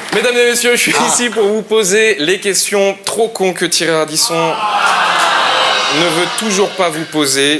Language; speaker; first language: French; native; French